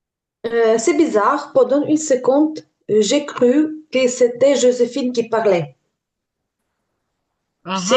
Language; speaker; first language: French; non-native, learner; Ukrainian